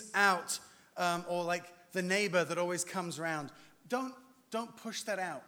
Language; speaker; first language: English; native; English